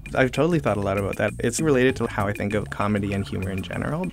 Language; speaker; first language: English; early bilingual, other home language; Chinese